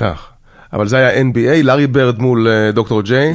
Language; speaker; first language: Hebrew; native; Hebrew